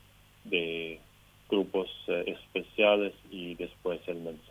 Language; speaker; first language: Spanish; non-native, local second language; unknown